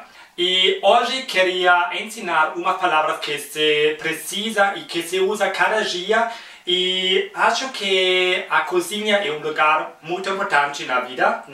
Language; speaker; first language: Portuguese; non-native, fluent; German